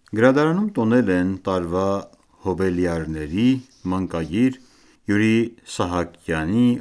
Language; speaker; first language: Armenian; native; Armenian